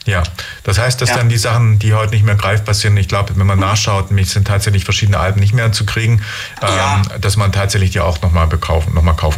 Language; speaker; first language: German; native; German